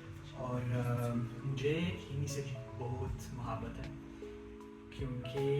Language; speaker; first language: Hindi; non-native, learner; Italian